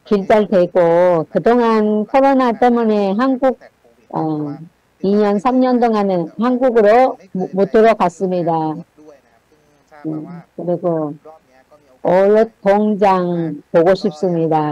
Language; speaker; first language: Korean; non-native, fluent; Thai